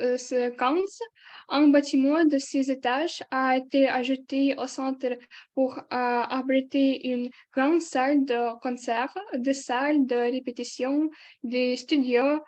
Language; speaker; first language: French; non-native, learner; Ukrainian